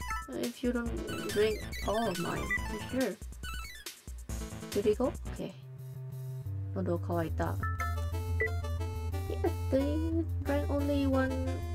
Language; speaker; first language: English; non-native, fluent; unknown